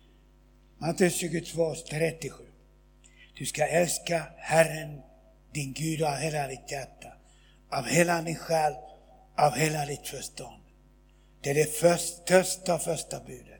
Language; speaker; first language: Swedish; non-native, fluent; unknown